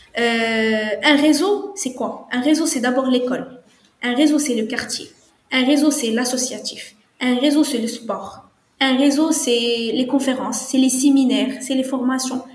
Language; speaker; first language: French; non-native, local second language; Arabic